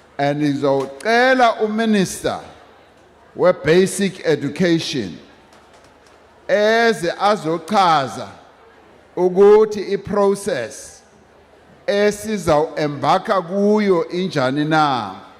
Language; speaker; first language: Zulu; non-native, local second language; Venda